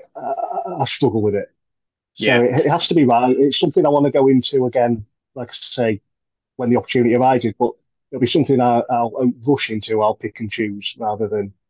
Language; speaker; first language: English; native; English